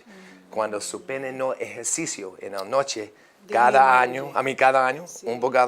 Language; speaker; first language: Spanish; non-native, learner; English